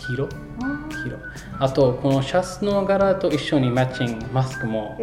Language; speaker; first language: Japanese; non-native, fluent; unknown